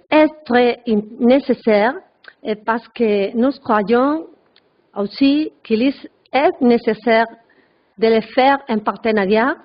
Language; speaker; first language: French; non-native, learner; Spanish